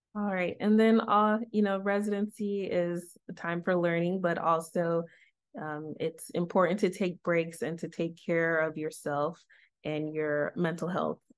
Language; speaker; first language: English; native; English